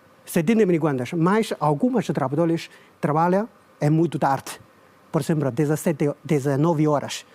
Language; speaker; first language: Portuguese; non-native, learner; Chinese